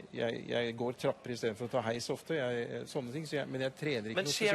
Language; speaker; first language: Norwegian; native; Norwegian